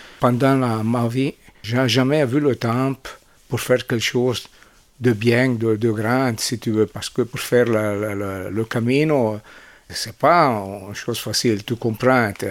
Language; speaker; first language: French; non-native, learner; Italian